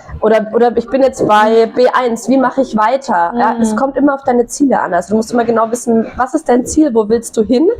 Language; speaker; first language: German; native; German